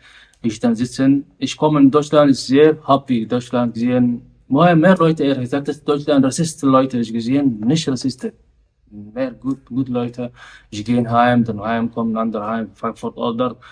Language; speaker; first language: German; non-native, learner; Somali